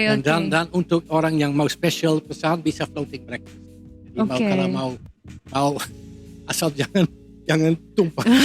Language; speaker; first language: Indonesian; non-native, fluent; Dutch